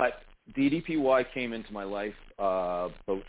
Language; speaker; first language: English; native; English